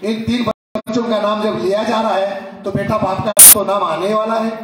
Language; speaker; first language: Hindi; non-native, local second language; Marathi